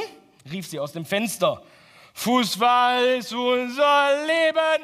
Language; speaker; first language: German; native; German